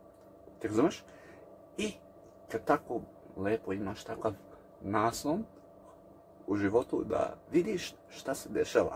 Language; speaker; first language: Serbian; early bilingual, heritage; English